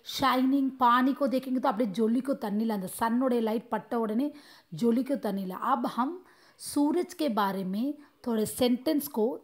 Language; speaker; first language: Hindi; non-native, local second language; Tamil